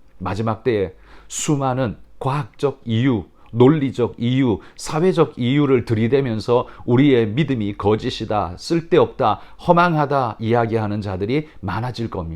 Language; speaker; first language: Korean; native; Korean